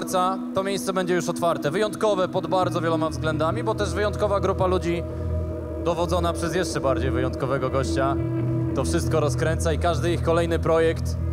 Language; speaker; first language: Polish; native; Polish